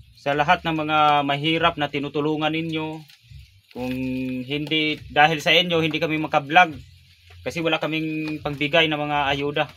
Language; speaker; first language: Filipino; non-native, local second language; Cebuano